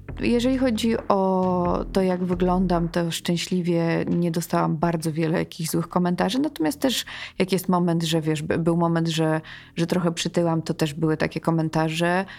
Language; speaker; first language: Polish; early bilingual, heritage; Polish